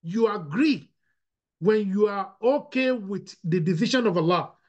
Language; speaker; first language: English; non-native, local second language; Yoruba